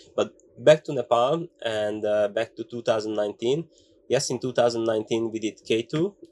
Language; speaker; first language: English; non-native, fluent; Hungarian